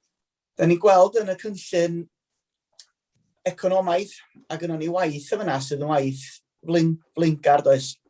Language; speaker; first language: Welsh; native; Welsh